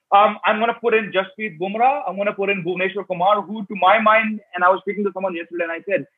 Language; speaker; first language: English; native; English